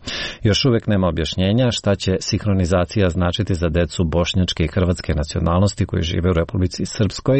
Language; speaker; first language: Croatian; native; Croatian